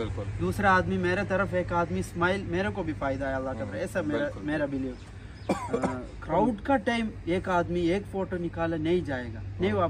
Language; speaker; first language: Hindi; non-native, local second language; Malayalam